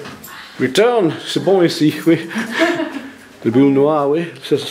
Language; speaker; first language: French; non-native, learner; English